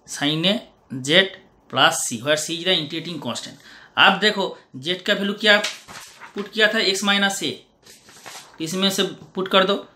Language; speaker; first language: Hindi; non-native, local second language; Bangla